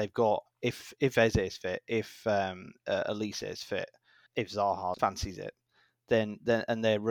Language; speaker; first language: English; native; English